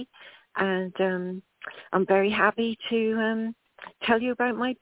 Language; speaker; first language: English; native; English